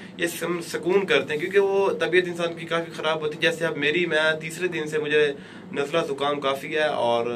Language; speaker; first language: Urdu; non-native, local second language; Punjabi